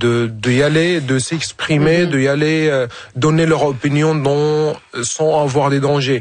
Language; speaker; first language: French; non-native, fluent; Arabic